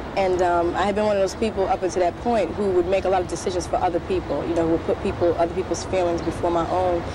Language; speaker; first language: English; native; English